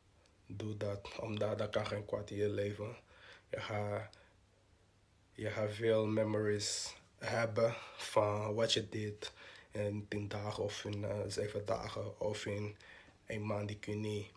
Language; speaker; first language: Dutch; non-native, local second language; Portuguese